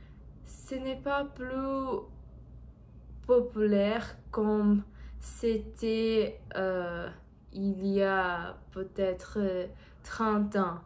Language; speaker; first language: French; non-native, learner; Portuguese